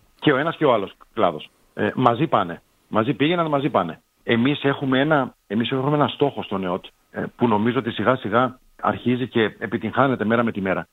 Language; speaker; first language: Greek; native; Greek